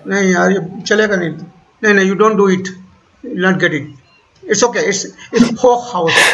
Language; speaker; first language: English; non-native, local second language; Hindi